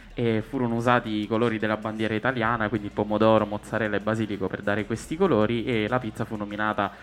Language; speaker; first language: Italian; native; Italian